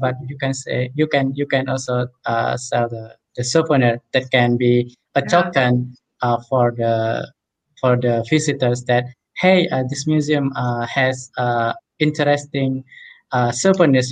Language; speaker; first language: English; non-native, fluent; Indonesian